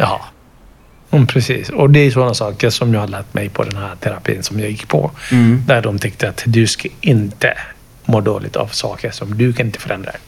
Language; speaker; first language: Swedish; non-native, fluent; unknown